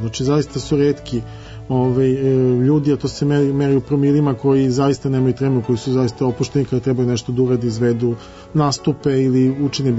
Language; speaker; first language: Serbian; native; Serbian